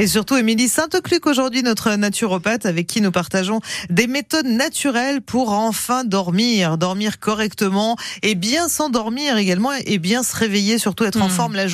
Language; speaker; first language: French; native; French